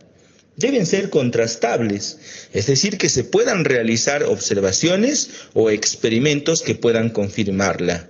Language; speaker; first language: Spanish; native; Spanish